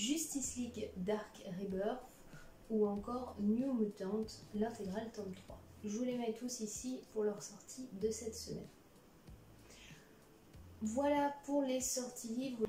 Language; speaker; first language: French; native; French